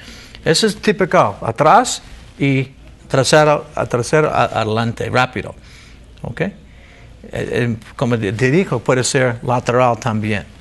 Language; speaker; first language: Spanish; non-native, learner; English